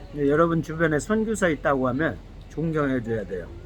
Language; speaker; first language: Korean; native; Korean